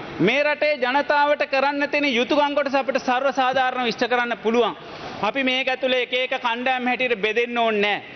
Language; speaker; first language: Sinhala; native; Sinhala